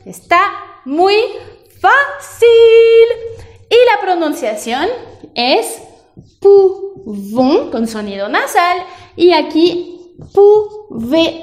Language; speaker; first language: Spanish; non-native, fluent; French